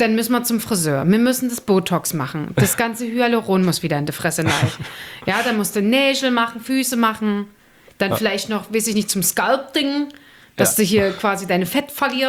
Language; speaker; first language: German; native; German